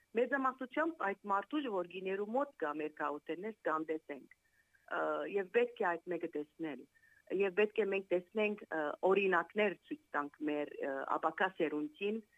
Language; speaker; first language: Armenian; native; Armenian